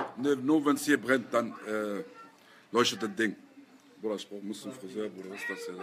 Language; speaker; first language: German; early bilingual, other home language; Arabic